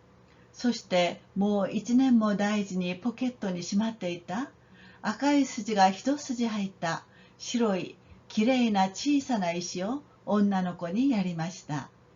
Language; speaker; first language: Japanese; non-native, fluent; Korean